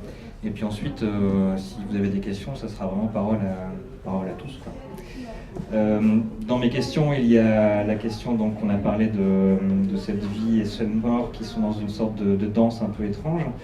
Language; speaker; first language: French; native; French